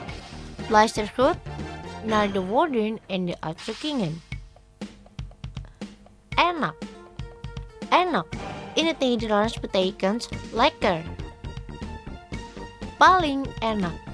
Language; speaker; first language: Dutch; non-native, fluent; Indonesian